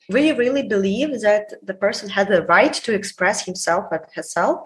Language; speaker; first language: English; non-native, fluent; Ukrainian